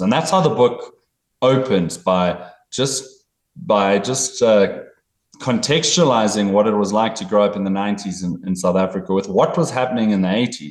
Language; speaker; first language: English; native; English